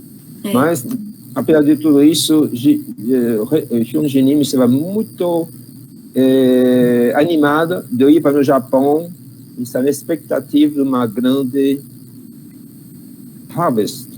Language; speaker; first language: Portuguese; non-native, learner; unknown